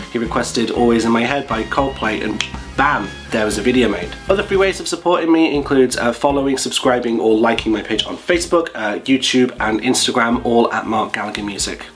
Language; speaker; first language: English; native; English